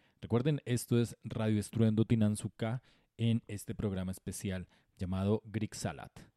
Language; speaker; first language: Spanish; native; Spanish